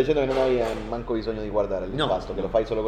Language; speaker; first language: Italian; native; Italian